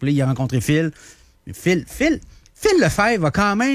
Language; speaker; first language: French; native; French